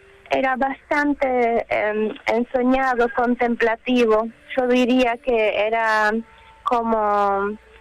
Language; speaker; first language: Spanish; non-native, fluent; Slovak